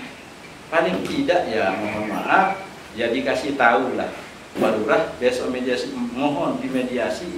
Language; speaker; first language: Indonesian; non-native, local second language; Sasak